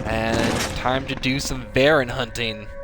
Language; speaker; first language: English; native; English